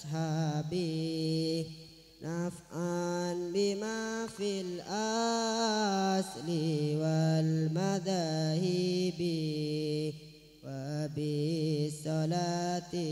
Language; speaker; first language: Arabic; non-native, learner; Madurese